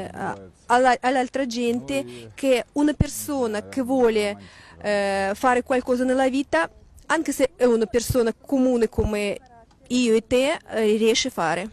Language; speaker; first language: Italian; non-native, fluent; Russian